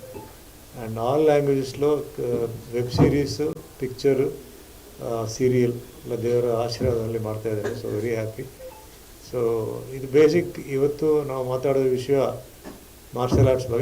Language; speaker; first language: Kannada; non-native, local second language; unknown